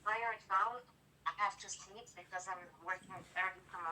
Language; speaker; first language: English; non-native, fluent; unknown